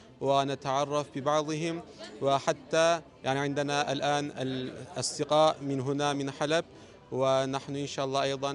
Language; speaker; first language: Arabic; non-native, learner; Turkish